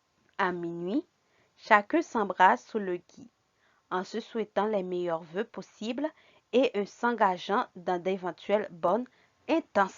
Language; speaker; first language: French; non-native, fluent; Spanish